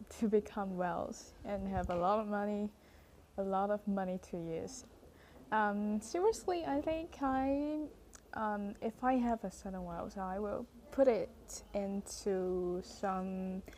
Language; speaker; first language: English; non-native, learner; Chinese